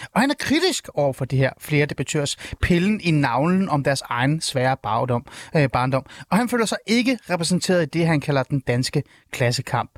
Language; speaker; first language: Danish; early bilingual, other home language; Persian